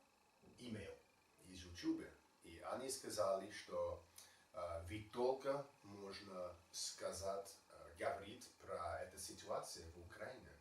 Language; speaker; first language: Russian; non-native, learner; English